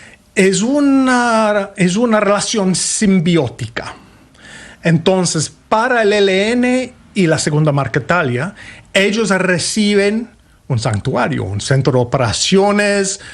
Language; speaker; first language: Spanish; non-native, fluent; English